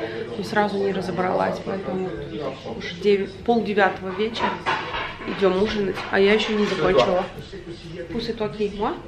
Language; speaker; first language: Russian; native; Russian